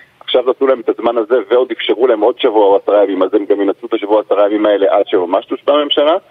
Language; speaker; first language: Hebrew; native; Hebrew